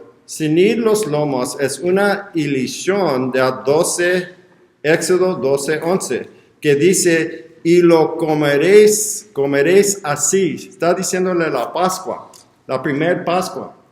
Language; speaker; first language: Spanish; non-native, learner; English